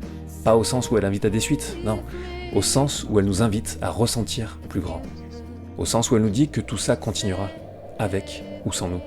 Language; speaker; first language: French; native; French